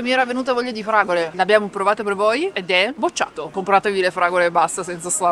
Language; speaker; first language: Italian; native; Italian